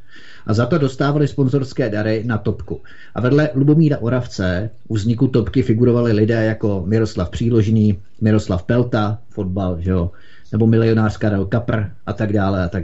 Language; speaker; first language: Czech; native; Czech